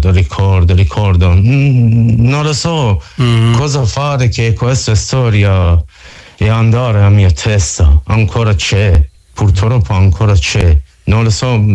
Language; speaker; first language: Italian; non-native, learner; Persian